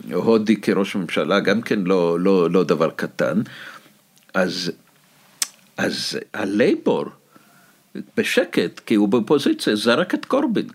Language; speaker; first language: Hebrew; non-native, fluent; Russian